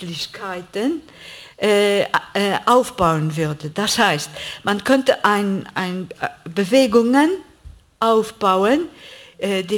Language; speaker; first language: German; non-native, fluent; Greek